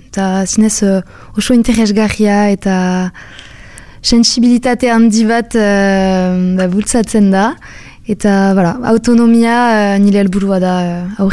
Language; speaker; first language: Basque; non-native, local second language; French